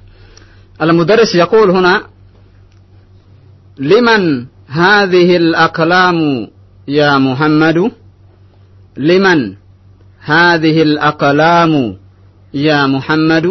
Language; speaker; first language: Arabic; non-native, fluent; Indonesian